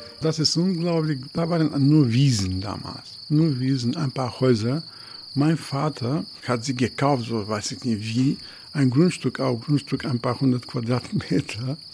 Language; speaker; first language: German; non-native, fluent; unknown